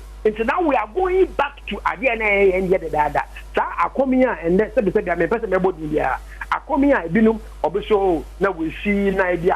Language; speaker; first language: English; non-native, learner; Akan